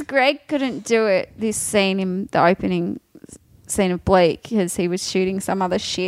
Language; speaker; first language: English; native; English